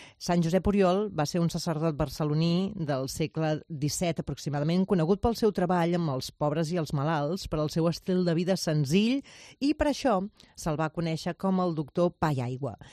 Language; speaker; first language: Catalan; non-native, local second language; Spanish